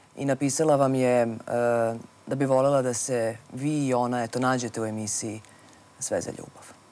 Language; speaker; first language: Serbian; native; Serbian